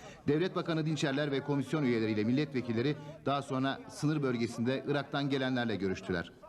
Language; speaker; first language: Turkish; native; Turkish